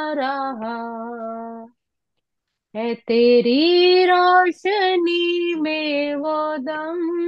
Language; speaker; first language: Hindi; non-native, local second language; Punjabi